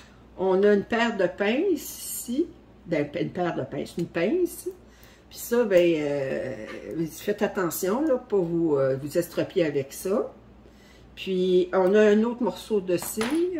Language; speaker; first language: French; native; French